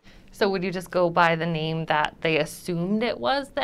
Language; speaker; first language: English; native; English